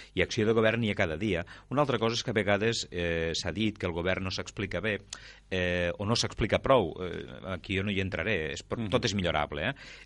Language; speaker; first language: Catalan; native; Catalan